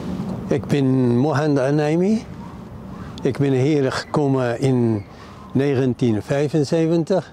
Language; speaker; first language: Dutch; non-native, learner; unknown